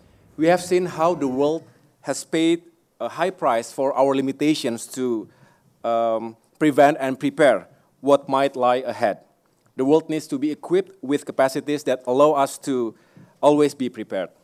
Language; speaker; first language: English; non-native, fluent; Indonesian